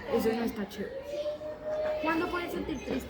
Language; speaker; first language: Spanish; native; Spanish